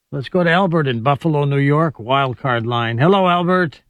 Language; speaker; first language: English; native; English